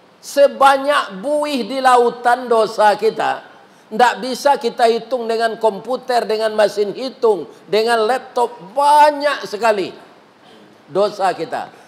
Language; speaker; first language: Malay; non-native, local second language; Minangkabau